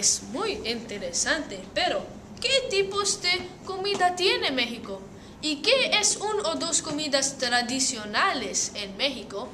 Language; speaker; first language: Spanish; non-native, learner; English